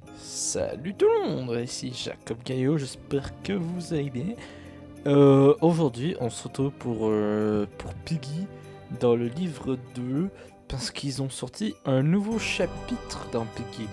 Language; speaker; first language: French; native; French